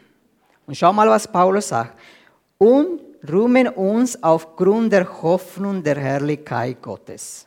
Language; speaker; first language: German; non-native, fluent; Spanish